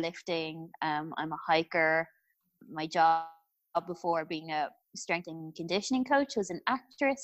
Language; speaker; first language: English; native; English